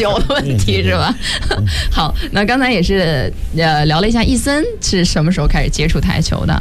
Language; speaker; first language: Chinese; native; Chinese